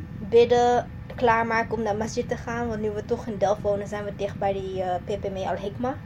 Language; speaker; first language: Dutch; non-native, fluent; Malay